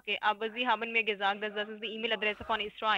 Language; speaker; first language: German; non-native, learner; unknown